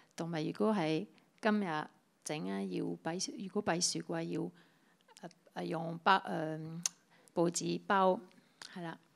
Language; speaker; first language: Cantonese; non-native, fluent; French